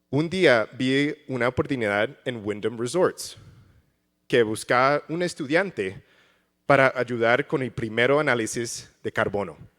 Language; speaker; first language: Spanish; early bilingual, heritage; English